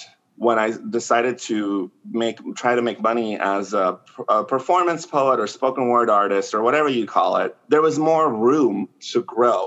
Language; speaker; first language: English; non-native, fluent; Spanish